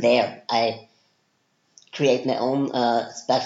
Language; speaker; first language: English; non-native, fluent; German